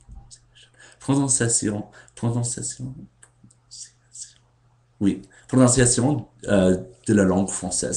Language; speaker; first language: French; non-native, learner; English